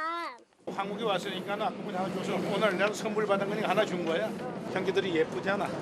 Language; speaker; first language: Korean; non-native, learner; Bangla